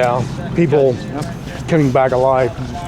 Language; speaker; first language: English; native; English